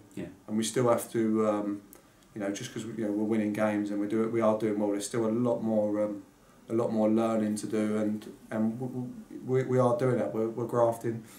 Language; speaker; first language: English; native; English